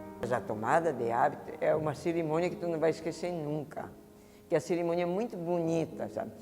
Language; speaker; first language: Portuguese; early bilingual, other home language; Italian